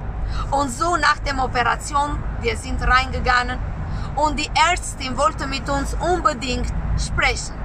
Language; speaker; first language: German; non-native, learner; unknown